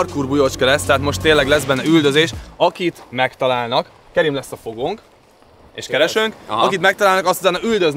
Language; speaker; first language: Hungarian; native; Hungarian